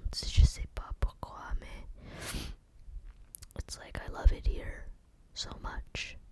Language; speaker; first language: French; non-native, learner; English